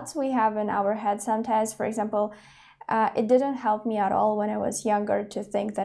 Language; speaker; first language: English; non-native, fluent; Russian